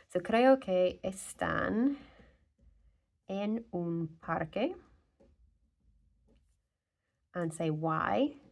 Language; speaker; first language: Spanish; non-native, fluent; English